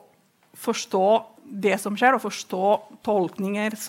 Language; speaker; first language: Norwegian; non-native, fluent; Italian